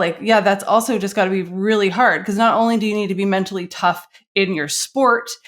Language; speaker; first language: English; native; English